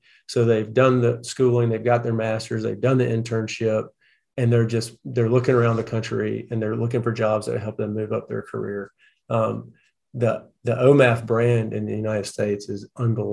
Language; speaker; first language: English; native; English